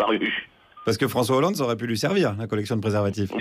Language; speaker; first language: French; native; French